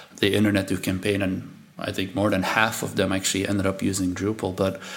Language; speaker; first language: English; non-native, fluent; Dutch